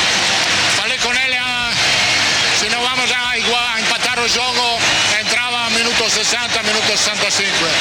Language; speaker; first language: Portuguese; non-native, learner; Italian